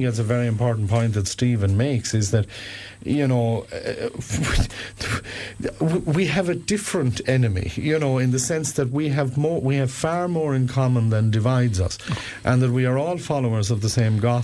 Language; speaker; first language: English; native; English